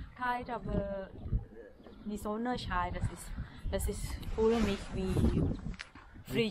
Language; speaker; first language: German; non-native, learner; Thai